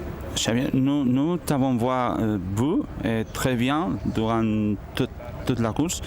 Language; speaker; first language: French; non-native, learner; Spanish